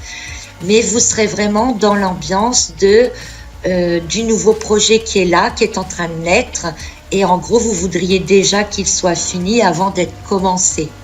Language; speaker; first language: French; native; French